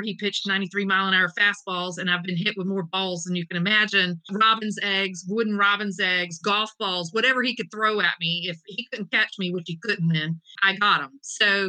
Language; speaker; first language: English; native; English